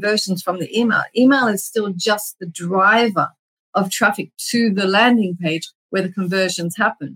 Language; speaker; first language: English; native; English